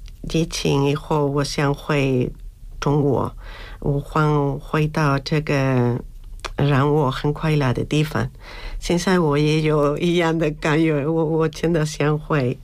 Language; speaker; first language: Chinese; non-native, learner; Spanish